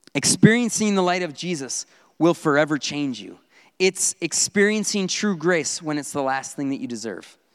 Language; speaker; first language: English; native; English